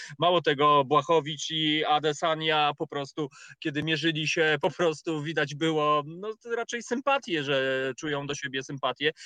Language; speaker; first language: Polish; native; Polish